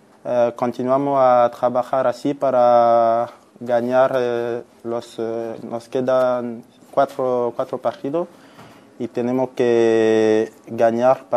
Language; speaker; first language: Spanish; non-native, fluent; French